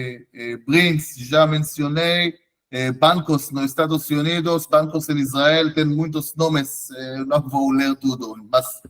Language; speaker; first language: Portuguese; non-native, fluent; Hebrew